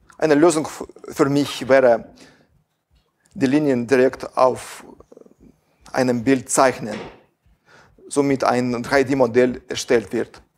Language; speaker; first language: German; non-native, fluent; Russian